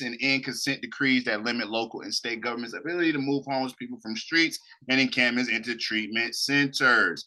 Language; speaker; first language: English; native; English